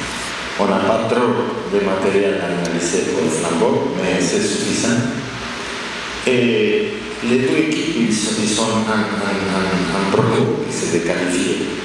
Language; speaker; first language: French; non-native, fluent; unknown